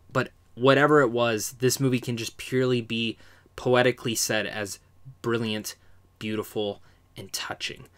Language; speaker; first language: English; native; English